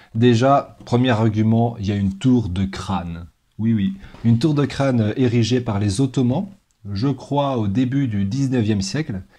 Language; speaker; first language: French; native; French